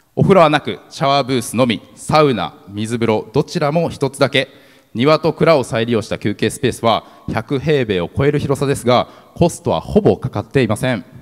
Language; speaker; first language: Japanese; native; Japanese